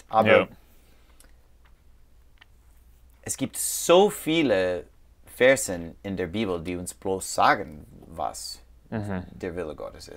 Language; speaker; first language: German; non-native, learner; English